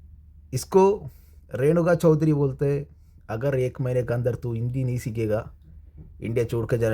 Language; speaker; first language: Hindi; non-native, local second language; Malayalam